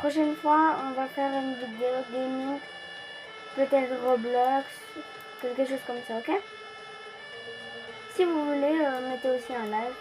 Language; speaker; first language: French; early bilingual, other home language; Polish